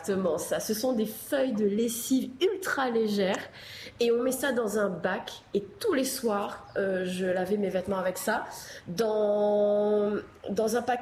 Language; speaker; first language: French; native; French